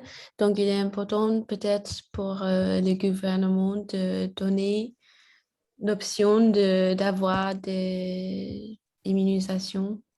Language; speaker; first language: French; non-native, learner; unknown